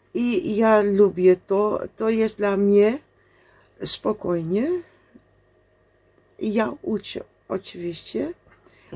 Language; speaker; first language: Polish; non-native, learner; Dutch